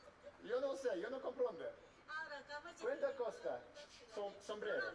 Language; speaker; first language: Spanish; non-native, learner; English